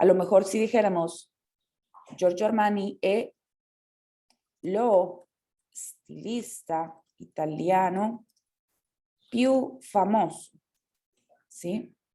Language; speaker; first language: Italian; non-native, fluent; Spanish